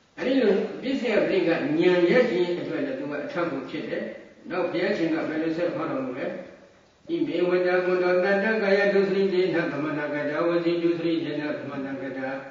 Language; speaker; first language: Burmese; native; Burmese